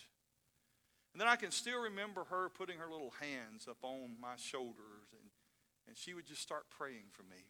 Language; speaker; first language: English; native; English